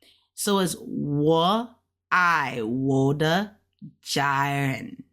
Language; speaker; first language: Chinese; non-native, learner; English